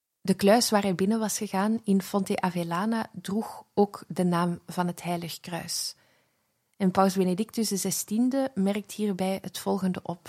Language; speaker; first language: Dutch; native; Dutch